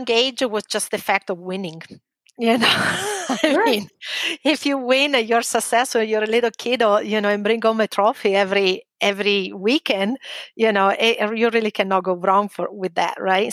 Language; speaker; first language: English; non-native, fluent; Italian